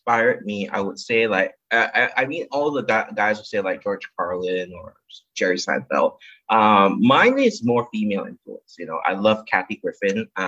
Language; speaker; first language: English; non-native, local second language; Chinese